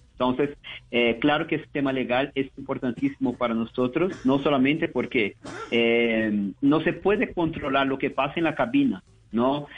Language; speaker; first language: Spanish; non-native, fluent; Portuguese